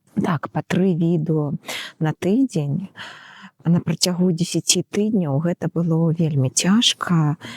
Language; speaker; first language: Belarusian; non-native, local second language; Russian